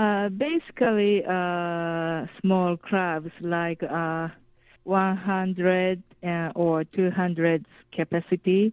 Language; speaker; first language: English; non-native, fluent; Japanese